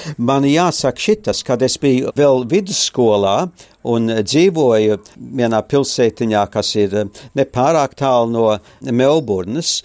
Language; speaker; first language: Latvian; early bilingual, heritage; Latvian